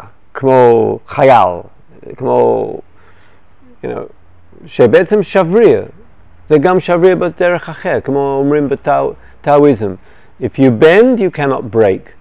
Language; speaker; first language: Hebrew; non-native, fluent; English